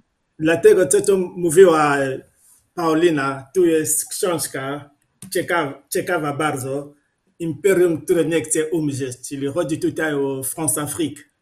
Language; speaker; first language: Polish; non-native, fluent; Lingala